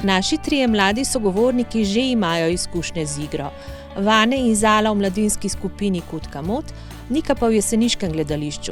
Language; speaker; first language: Slovenian; native; Slovenian